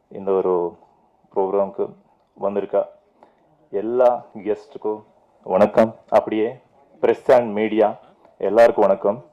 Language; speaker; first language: Tamil; non-native, fluent; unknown